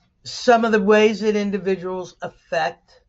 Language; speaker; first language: English; native; English